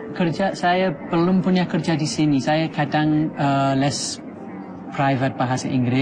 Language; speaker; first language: Indonesian; non-native, fluent; English